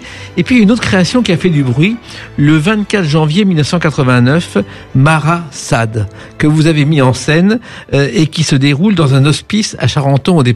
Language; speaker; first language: French; native; French